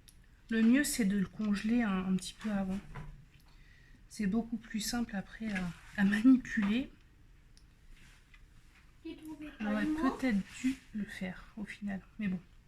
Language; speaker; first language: French; native; French